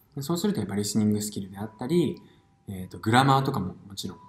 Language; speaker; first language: Japanese; native; Japanese